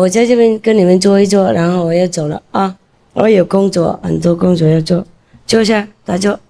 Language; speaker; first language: Chinese; non-native, fluent; Vietnamese